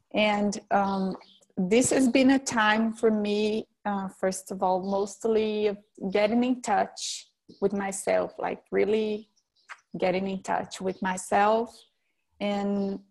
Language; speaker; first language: English; non-native, fluent; Portuguese